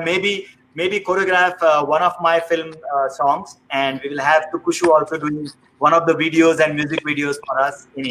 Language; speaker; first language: English; non-native, local second language; Hindi